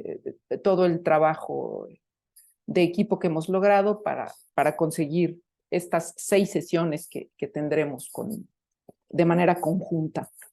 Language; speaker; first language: Spanish; native; Spanish